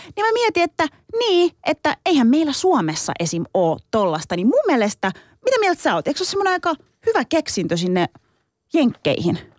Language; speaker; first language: Finnish; early bilingual, other home language; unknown